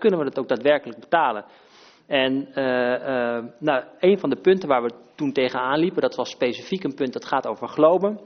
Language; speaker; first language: Dutch; native; Dutch